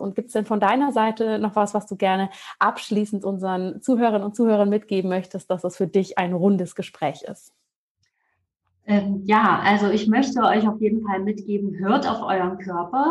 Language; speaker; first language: German; native; German